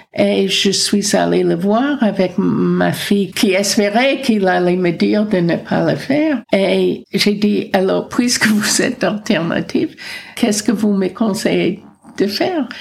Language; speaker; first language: French; non-native, fluent; English